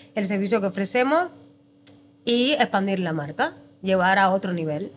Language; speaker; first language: Spanish; native; Spanish